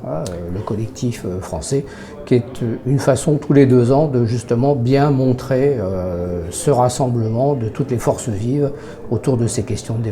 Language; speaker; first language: French; native; French